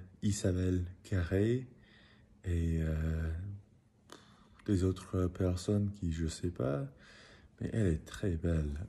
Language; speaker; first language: French; non-native, learner; English